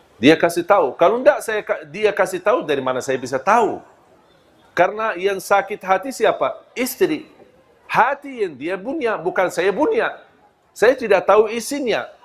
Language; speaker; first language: Malay; non-native, fluent; Arabic